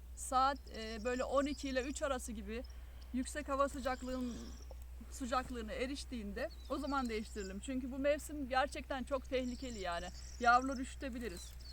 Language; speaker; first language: Turkish; native; Turkish